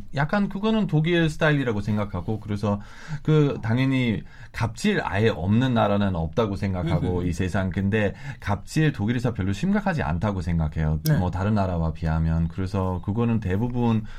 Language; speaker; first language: Korean; non-native, fluent; German